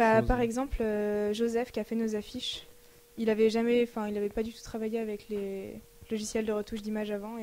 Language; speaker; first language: French; native; French